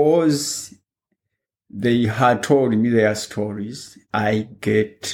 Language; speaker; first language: English; non-native, local second language; Ganda